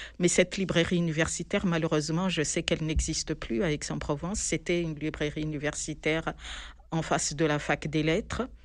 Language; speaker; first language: French; non-native, local second language; Malagasy